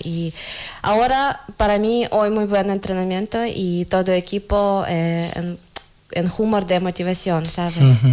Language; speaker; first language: Spanish; non-native, learner; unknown